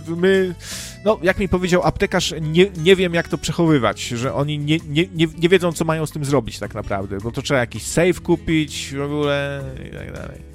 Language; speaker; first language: Polish; native; Polish